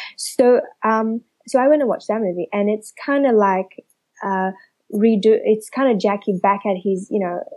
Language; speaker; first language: English; early bilingual, other home language; Chinese